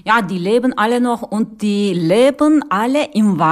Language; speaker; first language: German; non-native, learner; Turkish